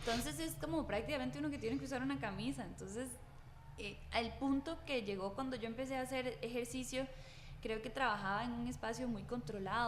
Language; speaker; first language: Spanish; native; Spanish